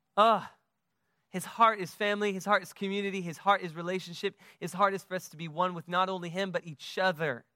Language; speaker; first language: English; native; English